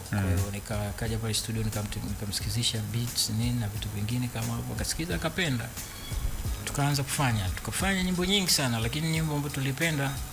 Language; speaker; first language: Swahili; native; Swahili